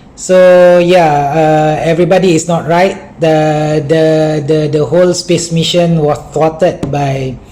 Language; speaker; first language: English; non-native, local second language; Malay